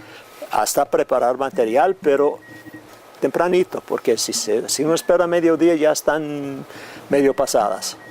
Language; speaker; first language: Spanish; non-native, fluent; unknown